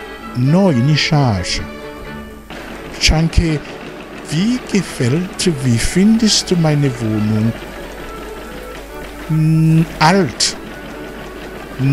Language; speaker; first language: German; non-native, learner; Rundi